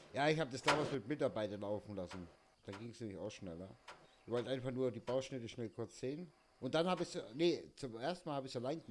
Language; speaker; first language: German; native; German